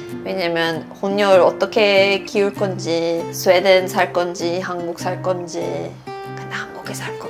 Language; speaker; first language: Korean; non-native, fluent; Swedish